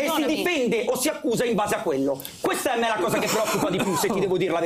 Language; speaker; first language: Italian; native; Italian